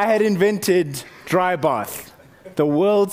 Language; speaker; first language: English; non-native, local second language; Northern Sotho